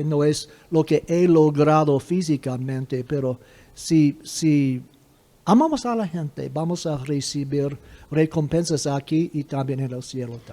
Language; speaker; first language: Spanish; non-native, fluent; English